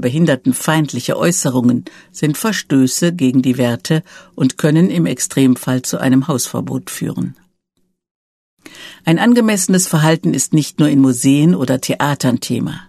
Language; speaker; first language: German; native; German